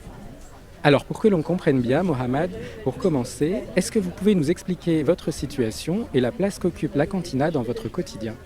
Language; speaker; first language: French; native; French